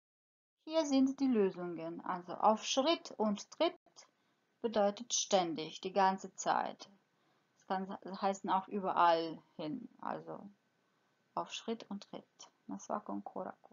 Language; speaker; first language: German; non-native, fluent; Croatian